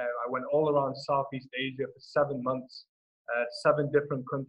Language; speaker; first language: English; native; English